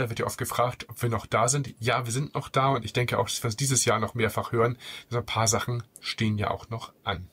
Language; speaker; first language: German; native; German